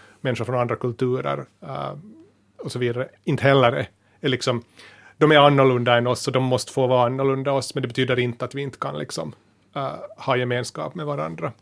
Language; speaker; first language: Swedish; native; Swedish